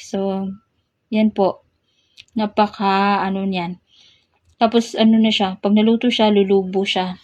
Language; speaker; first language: Filipino; non-native, local second language; Cebuano